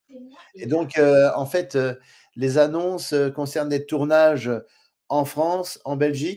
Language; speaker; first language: French; native; French